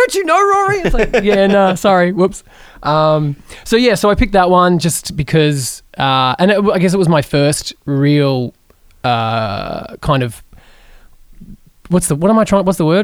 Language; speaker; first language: English; native; English